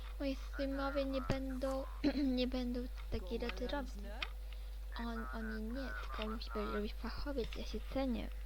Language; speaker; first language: Polish; native; Polish